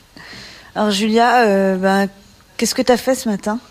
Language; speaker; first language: French; native; French